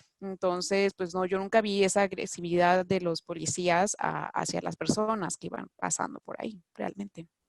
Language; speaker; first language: Spanish; native; Spanish